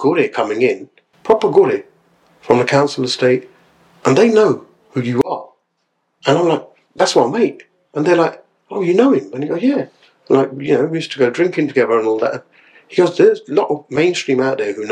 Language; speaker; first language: English; native; English